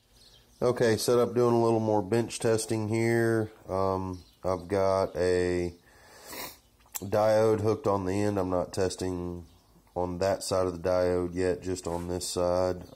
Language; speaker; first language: English; native; English